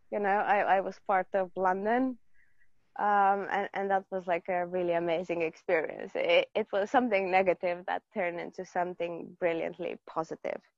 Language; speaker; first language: English; non-native, fluent; Romanian